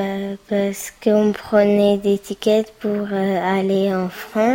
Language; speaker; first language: French; early bilingual, other home language; Pashto